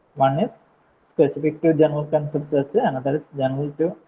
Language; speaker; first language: English; non-native, local second language; Malayalam